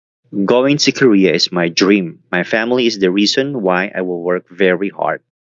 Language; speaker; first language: English; non-native, local second language; Filipino